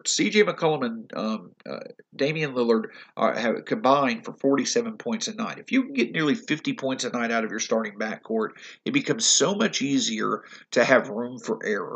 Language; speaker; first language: English; native; English